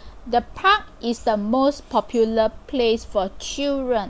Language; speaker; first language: English; non-native, local second language; Chinese